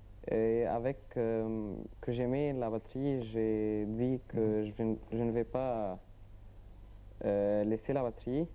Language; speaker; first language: French; non-native, learner; Arabic